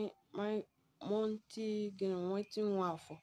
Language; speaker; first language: English; non-native, local second language; Igbo